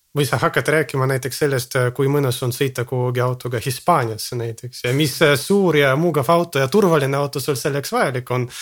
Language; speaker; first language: Estonian; non-native, local second language; Russian